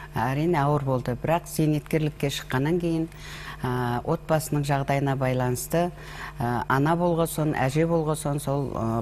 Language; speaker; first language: Russian; non-native, local second language; Kazakh